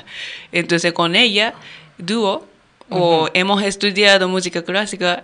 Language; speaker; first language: Spanish; non-native, learner; Japanese